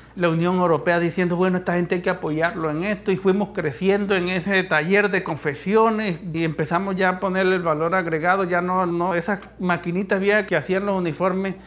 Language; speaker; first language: Spanish; native; Spanish